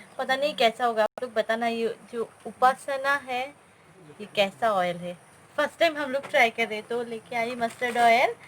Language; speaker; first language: Hindi; non-native, local second language; Bangla